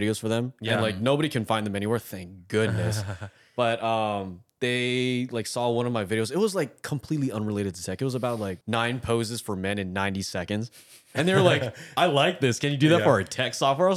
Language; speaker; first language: English; native; English